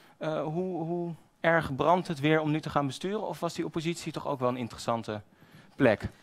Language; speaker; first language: Dutch; native; Dutch